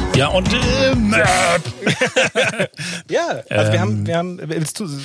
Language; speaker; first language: German; native; German